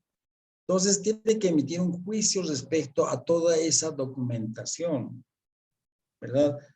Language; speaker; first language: Spanish; native; Spanish